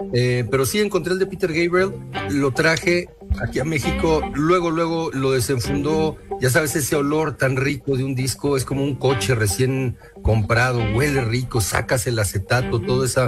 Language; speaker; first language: Spanish; native; Spanish